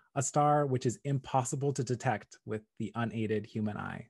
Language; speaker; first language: English; native; English